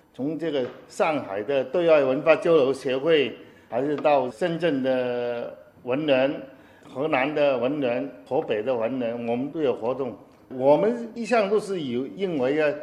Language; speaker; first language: Chinese; non-native, fluent; Cantonese